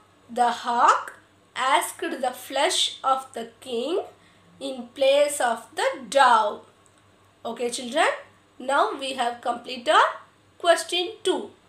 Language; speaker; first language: English; non-native, local second language; Tamil